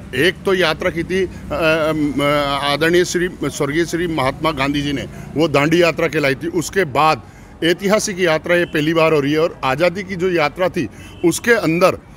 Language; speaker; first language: Hindi; native; Hindi